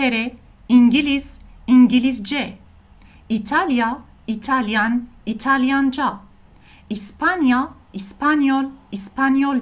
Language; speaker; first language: Turkish; non-native, learner; French